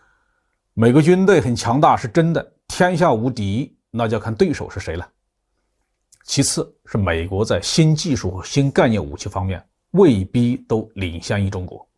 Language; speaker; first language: Chinese; native; Chinese